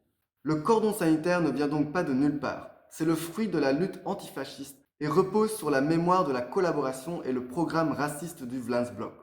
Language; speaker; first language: French; native; French